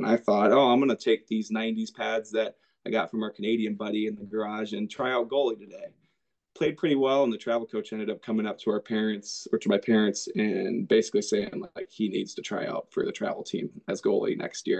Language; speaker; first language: English; native; English